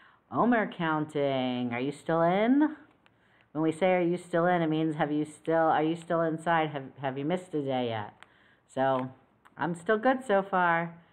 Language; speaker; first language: English; native; English